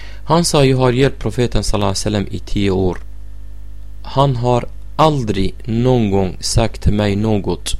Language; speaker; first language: Swedish; non-native, fluent; Arabic